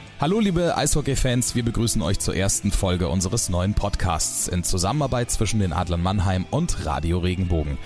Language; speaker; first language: German; native; German